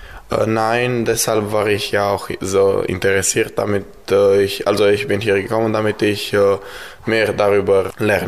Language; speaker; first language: German; non-native, local second language; Romanian